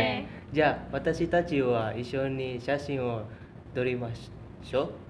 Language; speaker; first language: Japanese; non-native, learner; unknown